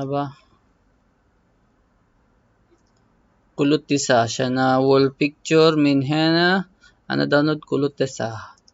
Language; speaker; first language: Arabic; non-native, learner; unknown